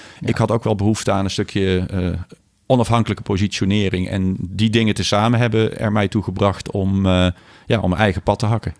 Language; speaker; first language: Dutch; native; Dutch